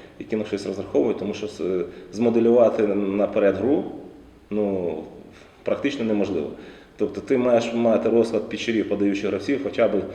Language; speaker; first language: Ukrainian; native; Ukrainian